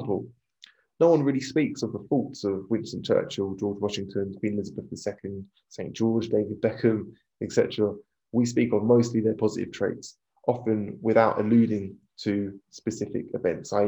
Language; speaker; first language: English; native; English